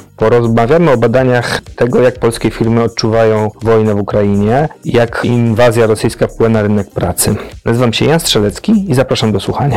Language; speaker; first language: Polish; native; Polish